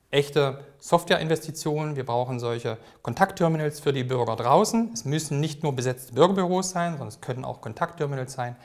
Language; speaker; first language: German; native; German